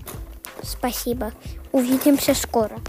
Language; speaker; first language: Russian; early bilingual, heritage; Russian